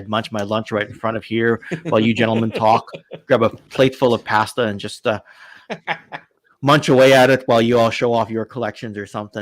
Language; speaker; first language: English; native; English